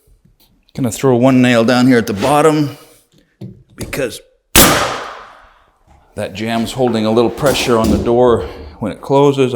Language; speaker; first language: English; native; English